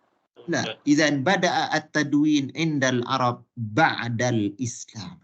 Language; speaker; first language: Arabic; non-native, fluent; Malay